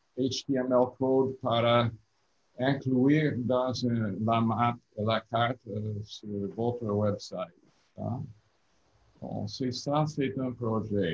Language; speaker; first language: French; non-native, learner; English